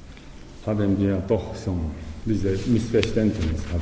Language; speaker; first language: German; non-native, learner; Japanese